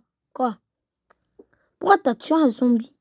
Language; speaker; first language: French; native; French